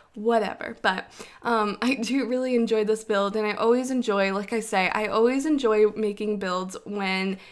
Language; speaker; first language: English; native; English